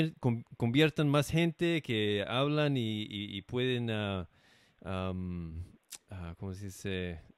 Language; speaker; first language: Spanish; non-native, learner; English